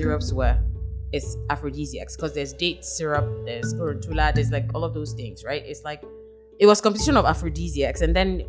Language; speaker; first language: English; non-native, local second language; Hausa